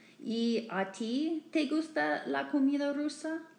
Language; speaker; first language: Spanish; non-native, fluent; English